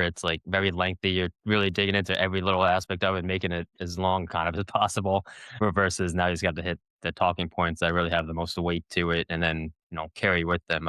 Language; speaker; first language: English; native; English